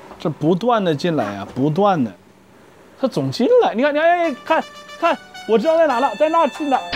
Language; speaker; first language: Chinese; native; Chinese